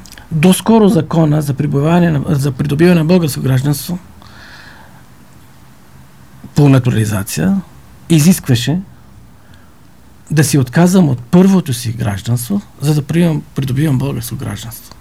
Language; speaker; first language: Bulgarian; non-native, fluent; Arabic